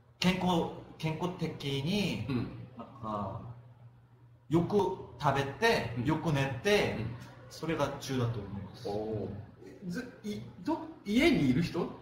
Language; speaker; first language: Japanese; non-native, fluent; Korean